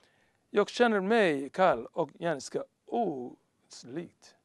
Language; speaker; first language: Swedish; non-native, learner; Somali